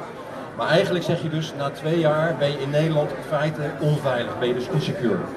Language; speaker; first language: Dutch; native; Dutch